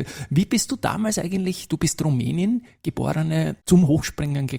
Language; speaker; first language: German; native; German